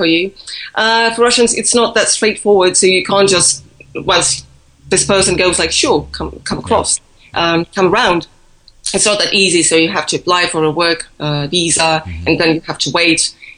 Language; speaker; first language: English; non-native, fluent; Russian